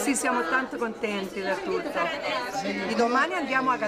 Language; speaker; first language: Italian; non-native, learner; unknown